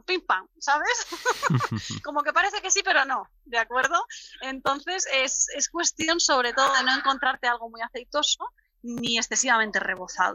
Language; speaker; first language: Spanish; native; Spanish